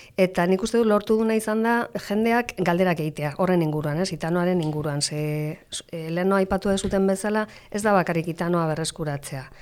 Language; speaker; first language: Basque; non-native, local second language; Spanish